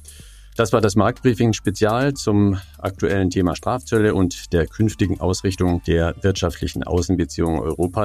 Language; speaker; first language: German; native; German